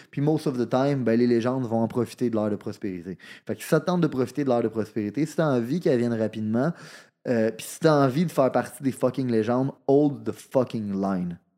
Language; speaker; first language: French; native; French